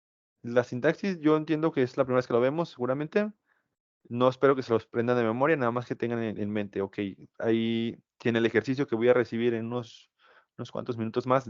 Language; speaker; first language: Spanish; native; Spanish